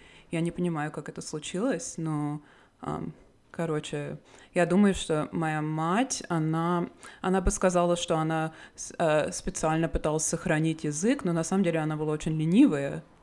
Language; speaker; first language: Russian; early bilingual, heritage; Russian